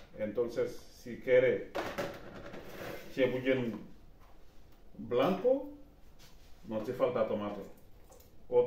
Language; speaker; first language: Spanish; non-native, learner; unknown